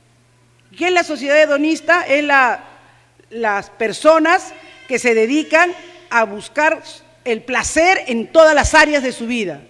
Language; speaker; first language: Spanish; native; Spanish